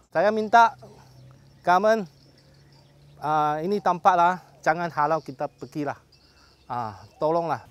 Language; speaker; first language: Malay; non-native, local second language; Cantonese